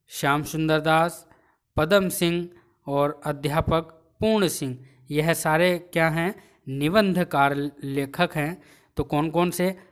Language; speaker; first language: Hindi; native; Hindi